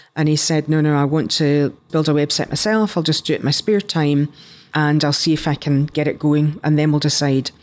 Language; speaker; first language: English; native; English